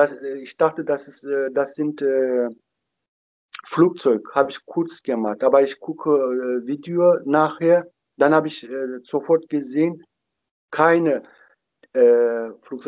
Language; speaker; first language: German; non-native, learner; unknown